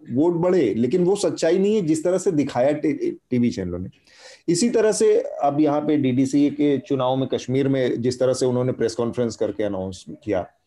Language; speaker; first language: Hindi; native; Hindi